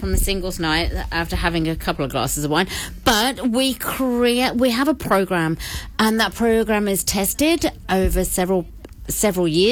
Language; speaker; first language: English; native; English